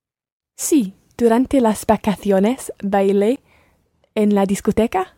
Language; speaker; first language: Spanish; non-native, learner; English